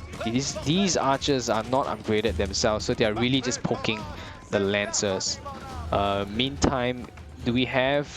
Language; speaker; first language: English; native; English